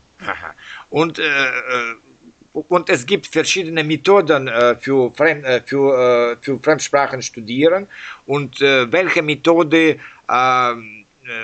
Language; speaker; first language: German; non-native, learner; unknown